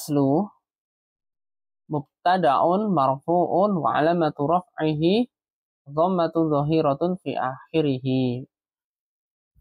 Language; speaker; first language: Arabic; non-native, fluent; Indonesian